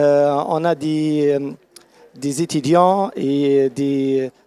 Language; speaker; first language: French; non-native, learner; Arabic